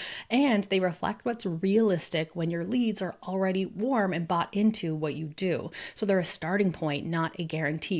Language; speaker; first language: English; native; English